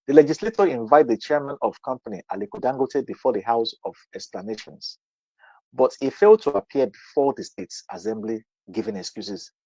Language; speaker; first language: English; non-native, local second language; Yoruba